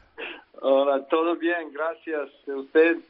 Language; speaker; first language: Spanish; non-native, learner; Serbian